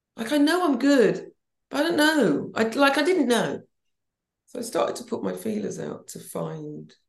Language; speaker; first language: English; native; English